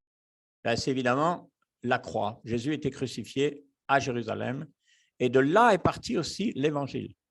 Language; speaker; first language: French; native; French